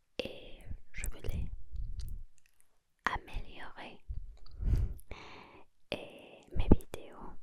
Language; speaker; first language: French; non-native, learner; Spanish